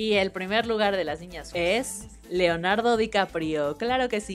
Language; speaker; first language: Spanish; native; Spanish